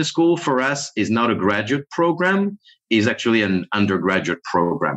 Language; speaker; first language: English; non-native, fluent; French